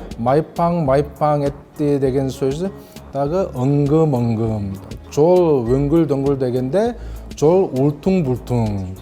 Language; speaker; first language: Kyrgyz; non-native, fluent; Korean